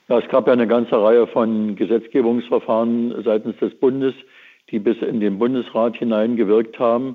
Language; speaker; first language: German; native; German